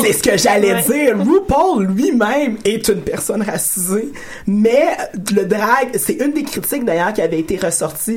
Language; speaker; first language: French; native; French